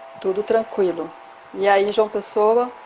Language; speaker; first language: Portuguese; native; Portuguese